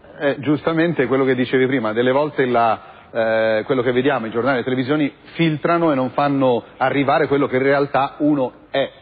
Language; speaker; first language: Italian; native; Italian